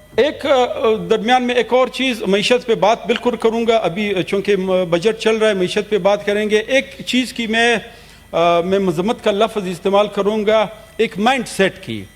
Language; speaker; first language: Urdu; non-native, local second language; Pashto